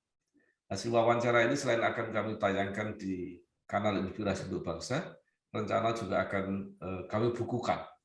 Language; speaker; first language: Indonesian; native; Indonesian